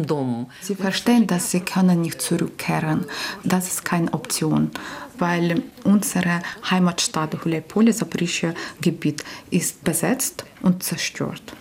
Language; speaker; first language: German; non-native, learner; Ukrainian